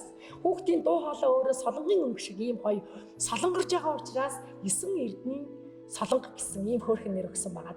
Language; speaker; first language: Mongolian; native; Mongolian